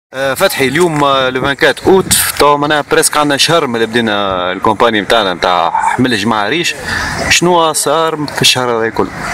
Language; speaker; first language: Arabic; native; Arabic